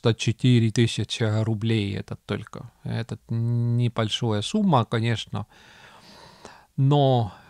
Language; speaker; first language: Russian; non-native, local second language; Estonian